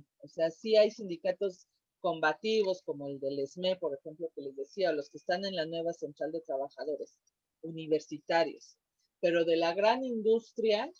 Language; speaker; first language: Spanish; native; Spanish